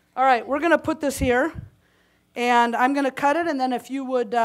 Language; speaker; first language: English; native; English